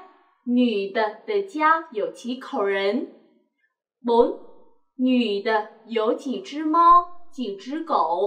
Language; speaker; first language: Chinese; non-native, fluent; Vietnamese